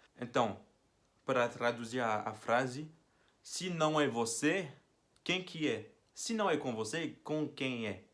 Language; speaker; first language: Portuguese; non-native, fluent; French